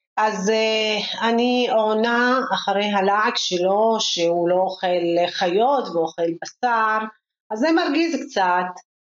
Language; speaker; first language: Hebrew; non-native, local second language; Arabic